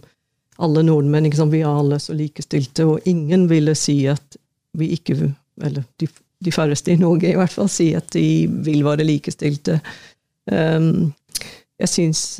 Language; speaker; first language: Norwegian; non-native, fluent; English